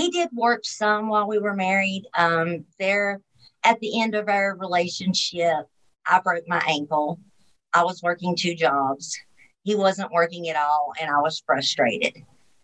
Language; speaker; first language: English; native; English